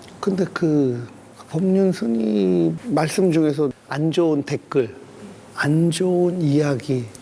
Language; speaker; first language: Korean; native; Korean